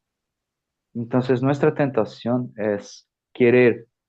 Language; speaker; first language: Spanish; non-native, fluent; Portuguese